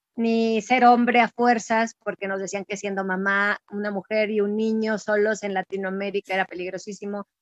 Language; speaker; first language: Spanish; native; Spanish